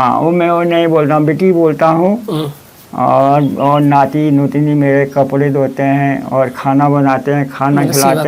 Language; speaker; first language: Hindi; non-native, local second language; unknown